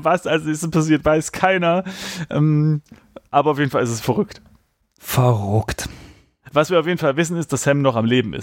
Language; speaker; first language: German; native; German